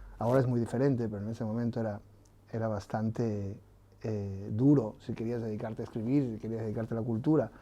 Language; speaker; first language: Spanish; native; Spanish